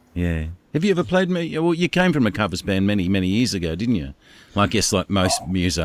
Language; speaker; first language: English; native; English